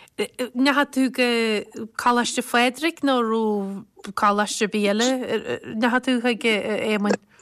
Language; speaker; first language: Irish; native; Irish